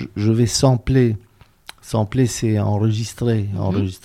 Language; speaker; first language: French; non-native, fluent; Romanian